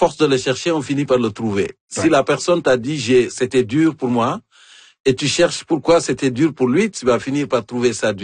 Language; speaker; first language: French; native; French